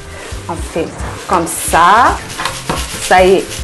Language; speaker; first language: French; non-native, local second language; Arabic